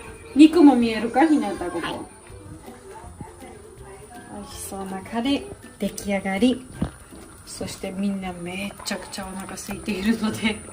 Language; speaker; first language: Japanese; non-native, learner; Georgian